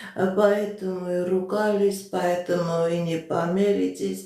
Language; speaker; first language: Russian; non-native, fluent; Armenian